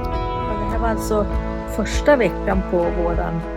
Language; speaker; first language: Swedish; native; Swedish